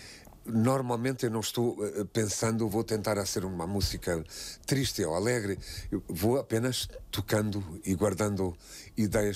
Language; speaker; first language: Spanish; non-native, fluent; Portuguese